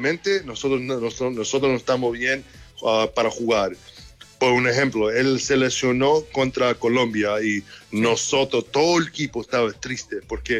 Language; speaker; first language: Spanish; early bilingual, heritage; English